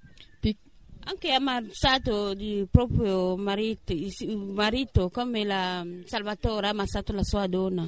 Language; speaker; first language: Italian; non-native, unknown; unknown